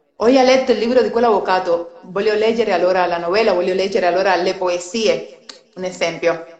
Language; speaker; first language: Italian; non-native, fluent; Spanish